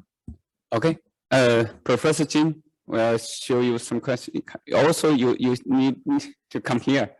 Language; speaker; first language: English; non-native, learner; Chinese